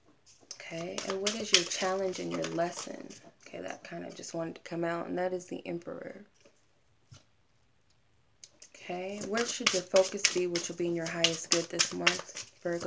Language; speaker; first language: English; native; English